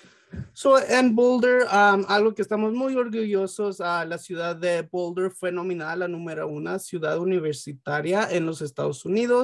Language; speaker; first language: Spanish; early bilingual, heritage; Spanish